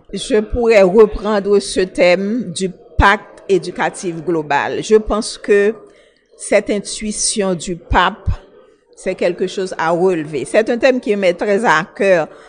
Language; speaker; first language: French; non-native, local second language; Haitian Creole